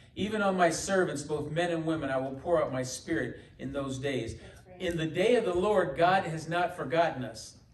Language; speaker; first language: English; native; English